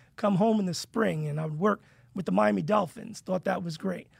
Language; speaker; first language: English; native; English